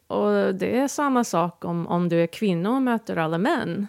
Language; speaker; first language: Swedish; non-native, fluent; English